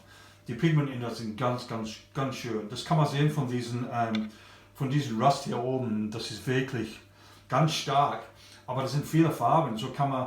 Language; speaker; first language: German; non-native, learner; English